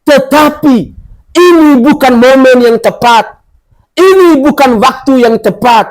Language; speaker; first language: Indonesian; native; Indonesian